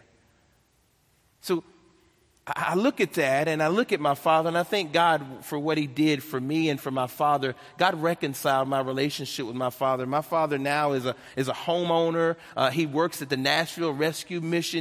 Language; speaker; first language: English; native; English